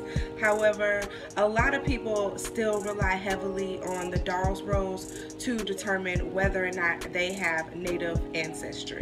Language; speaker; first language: English; native; English